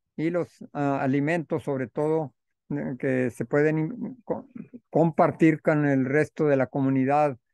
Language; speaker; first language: Spanish; native; Spanish